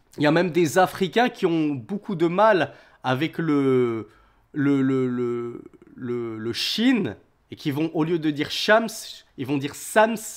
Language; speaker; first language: French; native; French